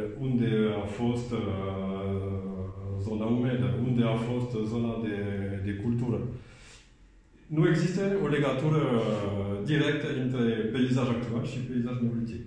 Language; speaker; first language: Romanian; non-native, learner; French